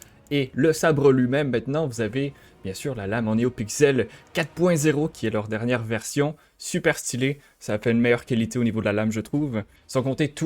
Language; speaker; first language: French; native; French